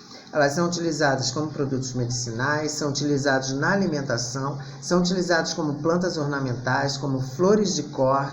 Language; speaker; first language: Portuguese; native; Portuguese